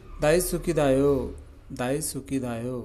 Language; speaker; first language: Japanese; non-native, learner; Hindi